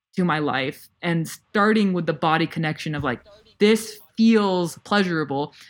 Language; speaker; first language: English; native; English